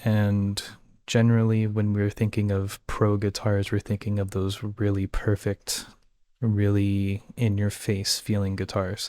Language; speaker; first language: English; native; English